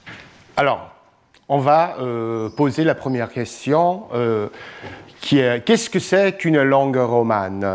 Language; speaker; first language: French; non-native, fluent; English